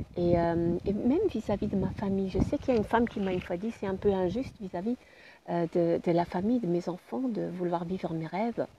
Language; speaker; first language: French; non-native, fluent; German